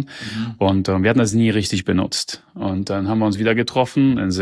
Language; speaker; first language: German; early bilingual, heritage; German